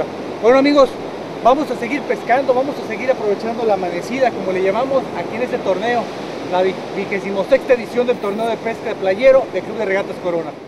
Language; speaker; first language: Spanish; native; Spanish